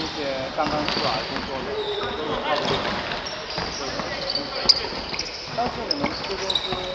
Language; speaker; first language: Chinese; non-native, local second language; Cantonese